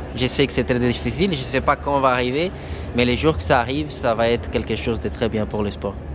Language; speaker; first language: French; non-native, fluent; Portuguese